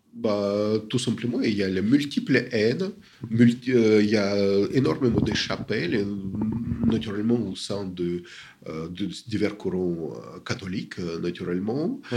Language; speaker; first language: French; non-native, fluent; Russian